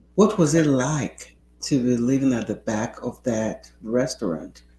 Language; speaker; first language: English; non-native, local second language; Yoruba